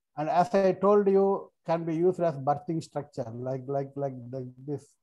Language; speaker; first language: English; non-native, local second language; Tamil